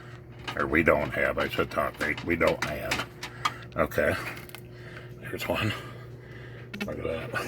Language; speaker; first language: English; native; English